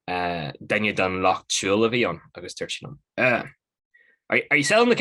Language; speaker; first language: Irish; non-native, local second language; English